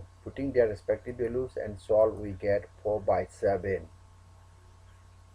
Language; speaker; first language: English; non-native, local second language; Manipuri